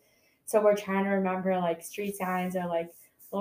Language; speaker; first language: English; native; English